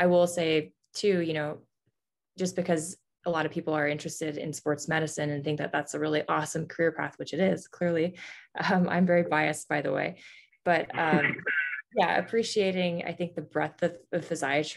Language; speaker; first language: English; native; English